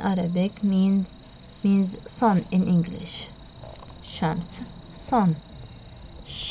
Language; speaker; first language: English; non-native, learner; Arabic